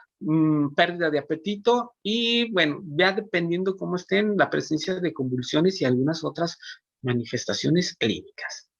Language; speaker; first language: Spanish; native; Spanish